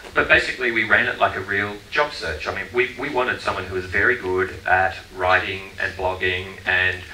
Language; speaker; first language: English; native; English